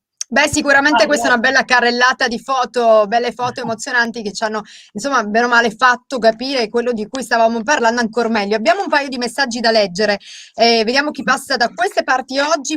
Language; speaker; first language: Italian; native; Italian